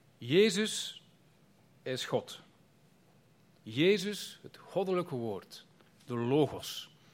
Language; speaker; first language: Dutch; native; Dutch